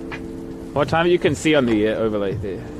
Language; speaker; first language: English; native; English